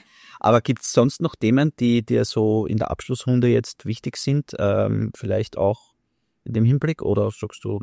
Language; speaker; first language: German; native; German